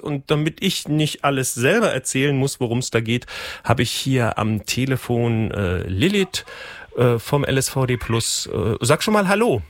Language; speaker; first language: German; native; German